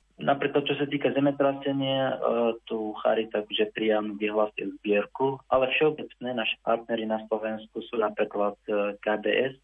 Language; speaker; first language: Slovak; non-native, fluent; Arabic